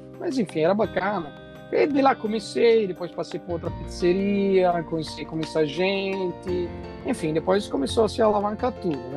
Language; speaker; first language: Portuguese; non-native, fluent; Italian